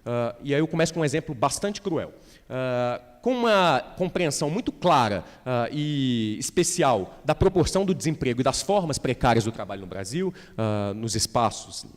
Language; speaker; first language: Portuguese; native; Portuguese